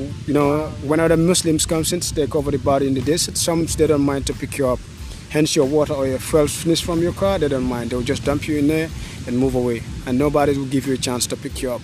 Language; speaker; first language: English; non-native, local second language; Wolof